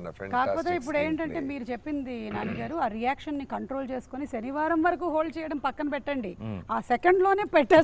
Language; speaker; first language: Telugu; native; Telugu